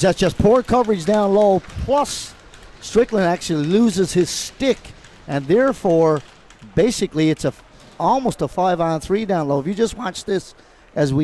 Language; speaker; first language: English; native; English